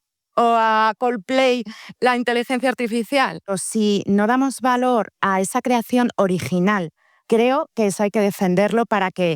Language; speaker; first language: Spanish; native; Spanish